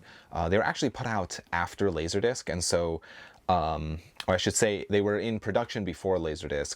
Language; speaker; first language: English; native; English